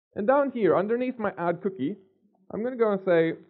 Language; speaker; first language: English; non-native, fluent; Swedish